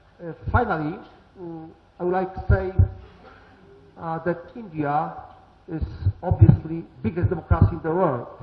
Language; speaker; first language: English; non-native, learner; Polish